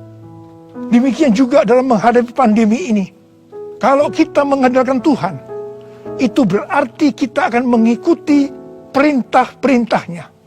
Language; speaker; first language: Indonesian; native; Indonesian